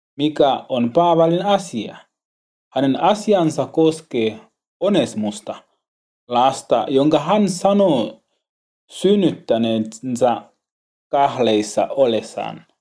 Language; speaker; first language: Finnish; non-native, learner; Swahili